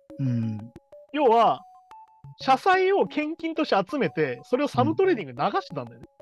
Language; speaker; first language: Japanese; native; Japanese